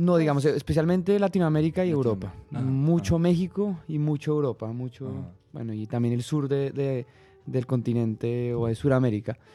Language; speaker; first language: Spanish; native; Spanish